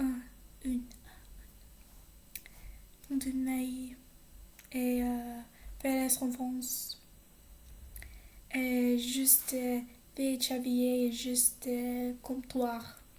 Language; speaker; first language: French; non-native, learner; English